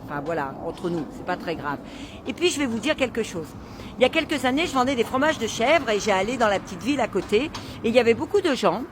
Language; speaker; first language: French; native; French